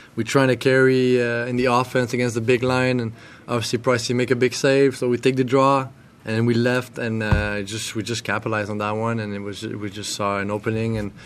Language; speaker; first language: English; non-native, fluent; French